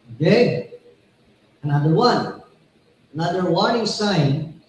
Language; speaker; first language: English; non-native, local second language; Filipino